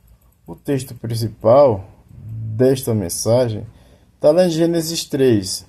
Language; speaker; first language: Portuguese; native; Portuguese